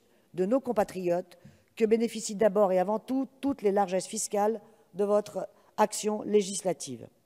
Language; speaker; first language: French; native; French